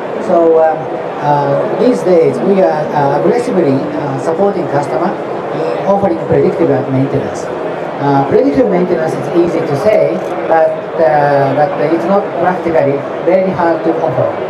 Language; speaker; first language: English; non-native, fluent; Japanese